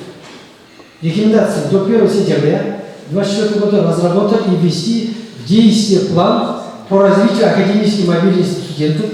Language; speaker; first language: Russian; non-native, local second language; Kazakh